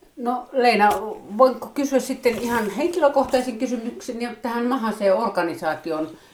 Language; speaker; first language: Finnish; native; Finnish